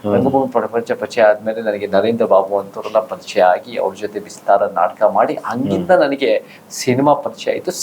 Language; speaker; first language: Kannada; early bilingual, heritage; Kannada